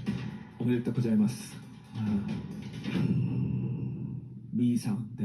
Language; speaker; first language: Japanese; non-native, fluent; Korean